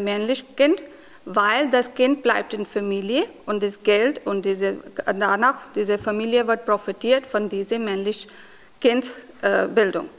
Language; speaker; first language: German; non-native, learner; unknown